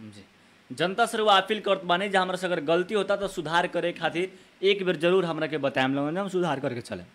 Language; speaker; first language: Bhojpuri; native; Bhojpuri